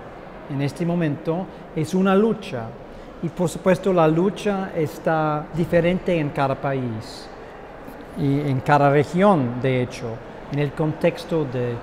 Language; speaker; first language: Spanish; non-native, fluent; English